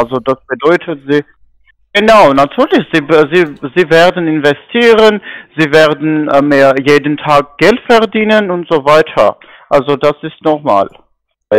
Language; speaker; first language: German; non-native, learner; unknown